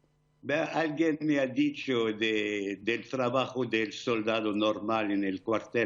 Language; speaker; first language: Spanish; non-native, fluent; English